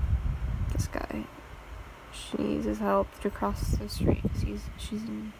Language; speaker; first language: English; native; English